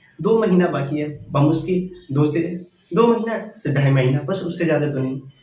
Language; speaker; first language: Hindi; native; Hindi